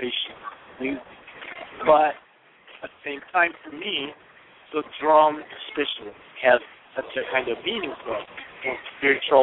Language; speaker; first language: English; non-native, fluent; Japanese